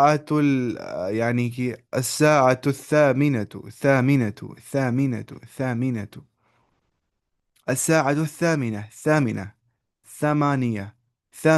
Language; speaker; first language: Arabic; non-native, fluent; Urdu